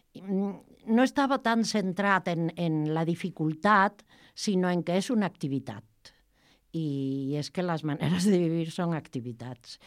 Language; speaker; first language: Catalan; non-native, local second language; Spanish